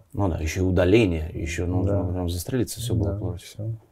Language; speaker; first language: Russian; native; Russian